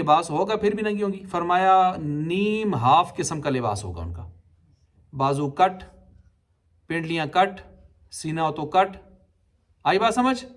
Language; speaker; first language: Urdu; non-native, local second language; Punjabi